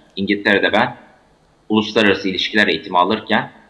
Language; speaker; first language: Turkish; native; Turkish